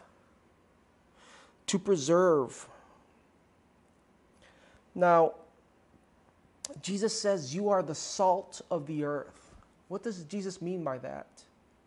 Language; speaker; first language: English; non-native, local second language; Filipino